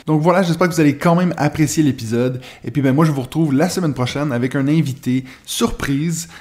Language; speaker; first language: French; non-native, local second language; German